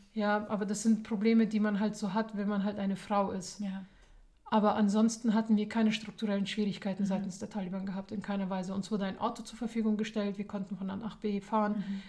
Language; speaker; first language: German; early bilingual, other home language; Persian